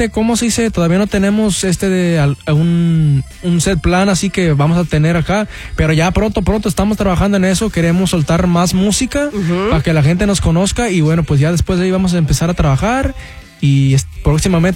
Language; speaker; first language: Spanish; early bilingual, heritage; Spanish